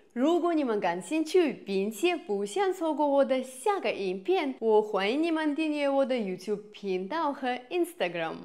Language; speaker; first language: Chinese; non-native, fluent; Russian